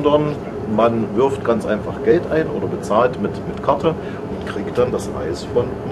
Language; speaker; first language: German; native; German